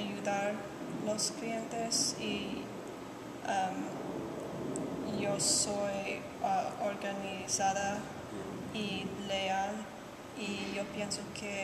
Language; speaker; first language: Spanish; non-native, learner; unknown